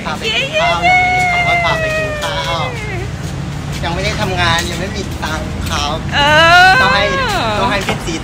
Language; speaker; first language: Thai; non-native, fluent; Vietnamese